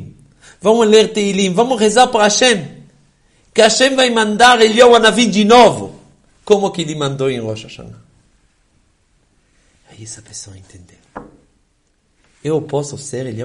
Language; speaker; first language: Portuguese; non-native, fluent; Hebrew